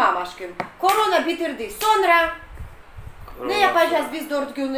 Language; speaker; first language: Turkish; non-native, learner; Russian